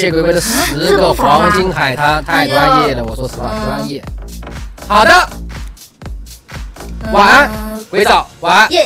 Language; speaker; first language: Chinese; native; Chinese